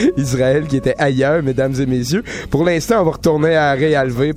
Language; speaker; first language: French; native; French